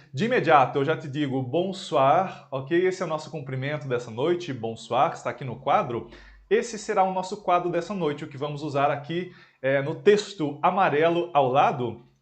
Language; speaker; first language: Portuguese; native; Portuguese